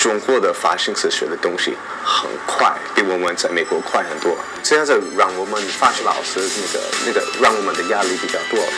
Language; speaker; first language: Chinese; non-native, learner; English